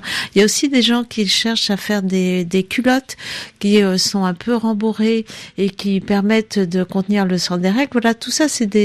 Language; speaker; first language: French; native; French